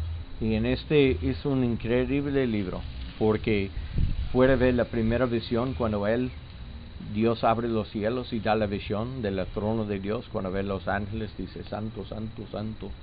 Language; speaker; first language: Spanish; non-native, learner; English